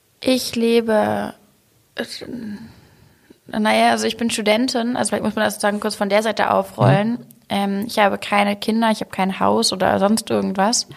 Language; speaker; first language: German; native; German